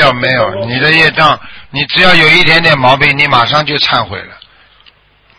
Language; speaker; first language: Chinese; native; Chinese